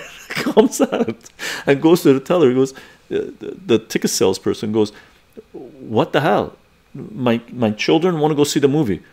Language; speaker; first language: English; early bilingual, other home language; Persian